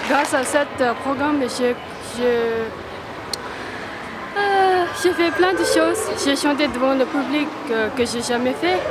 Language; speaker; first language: French; non-native, learner; Tibetan